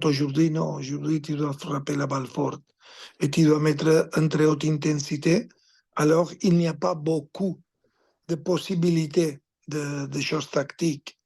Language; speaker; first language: French; non-native, fluent; Spanish